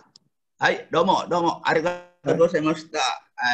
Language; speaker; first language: Japanese; non-native, learner; Indonesian